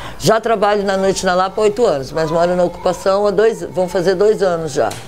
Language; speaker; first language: Portuguese; native; Portuguese